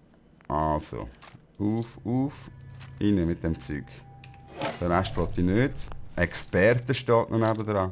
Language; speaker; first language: German; native; German